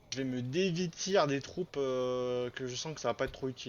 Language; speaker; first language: French; native; French